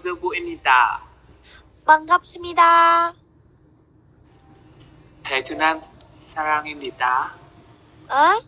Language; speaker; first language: Korean; non-native, learner; Vietnamese